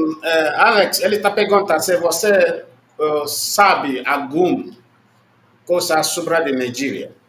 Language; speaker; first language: Portuguese; non-native, learner; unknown